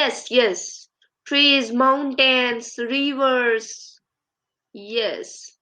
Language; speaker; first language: English; non-native, learner; Urdu